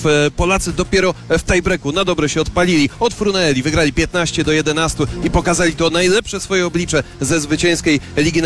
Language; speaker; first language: Polish; native; Polish